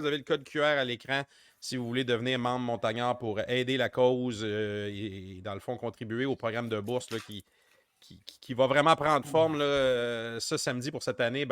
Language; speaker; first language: French; native; French